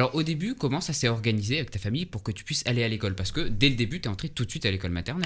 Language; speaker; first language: French; native; French